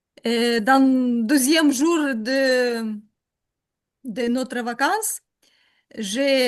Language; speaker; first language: French; non-native, learner; Ukrainian